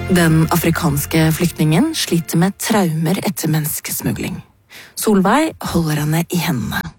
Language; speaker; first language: Norwegian; native; Norwegian